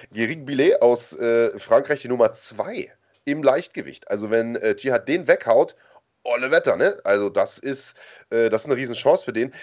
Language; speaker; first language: German; native; German